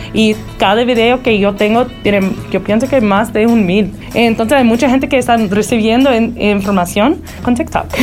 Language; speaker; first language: Spanish; early bilingual, heritage; Spanish